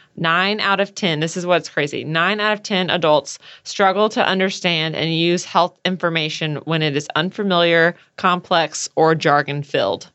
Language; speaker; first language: English; native; English